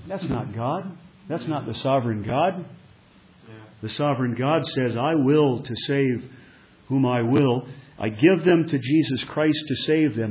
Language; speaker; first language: English; native; English